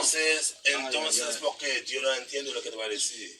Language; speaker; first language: Spanish; non-native, learner; Haitian Creole